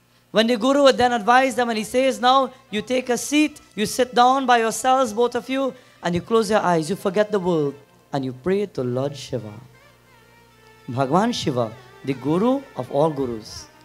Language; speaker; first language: English; native; English